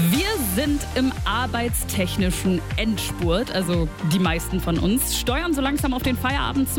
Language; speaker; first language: German; native; German